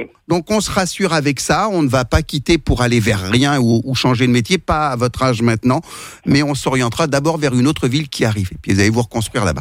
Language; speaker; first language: French; native; French